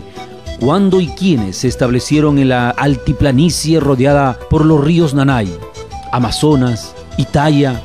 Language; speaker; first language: Spanish; native; Spanish